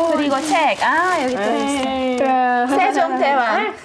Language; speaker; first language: Korean; non-native, learner; Hungarian